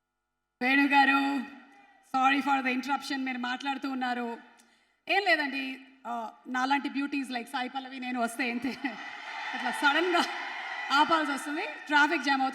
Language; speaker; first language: Telugu; native; Telugu